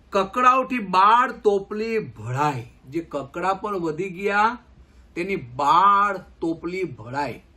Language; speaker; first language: Gujarati; non-native, local second language; Gamit